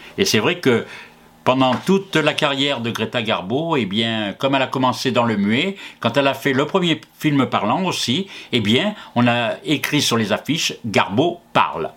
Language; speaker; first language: French; native; French